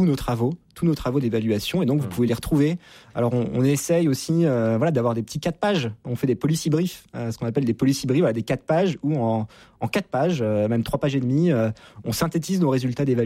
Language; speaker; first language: French; native; French